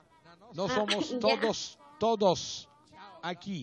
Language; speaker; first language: Spanish; non-native, learner; Italian